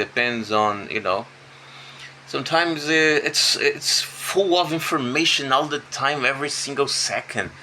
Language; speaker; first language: English; non-native, fluent; Portuguese